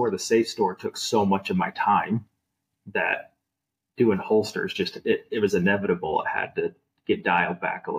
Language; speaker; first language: English; native; English